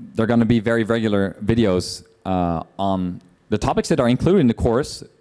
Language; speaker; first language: English; non-native, fluent; Dutch